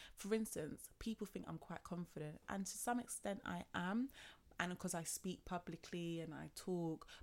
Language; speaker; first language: English; native; English